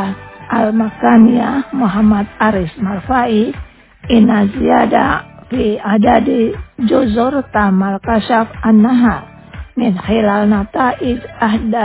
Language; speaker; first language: Arabic; non-native, learner; Indonesian